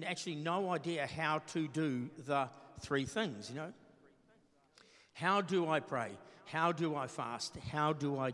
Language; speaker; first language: English; native; English